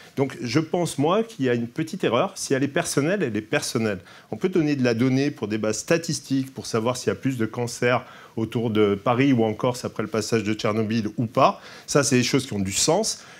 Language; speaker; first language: French; native; French